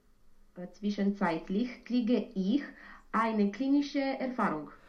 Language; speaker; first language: German; non-native, learner; Romanian